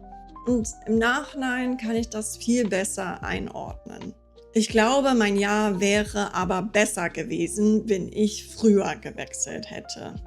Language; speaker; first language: German; non-native, fluent; English